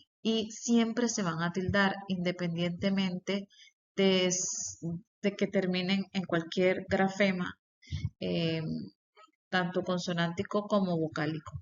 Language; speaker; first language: Spanish; native; Spanish